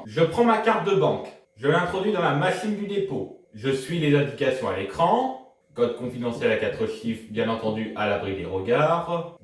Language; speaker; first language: French; native; French